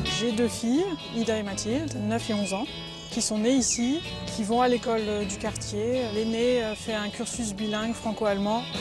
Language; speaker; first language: French; native; French